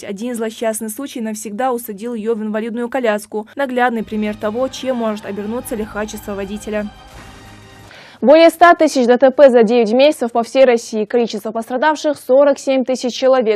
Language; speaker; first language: Russian; native; Russian